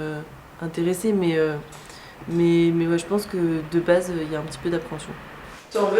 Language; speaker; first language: French; native; French